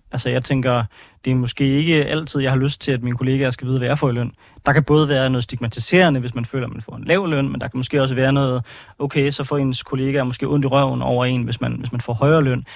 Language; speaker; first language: Danish; native; Danish